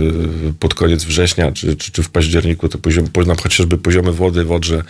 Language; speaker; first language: Polish; native; Polish